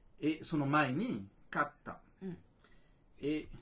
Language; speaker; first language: Japanese; non-native, fluent; French